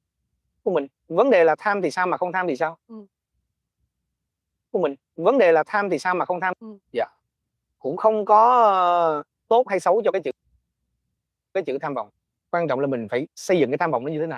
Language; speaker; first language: Vietnamese; native; Vietnamese